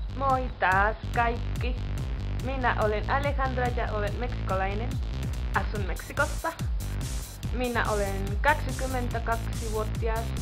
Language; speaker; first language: Finnish; non-native, learner; Spanish